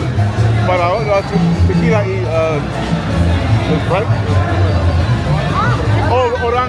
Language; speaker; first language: Spanish; non-native, learner; English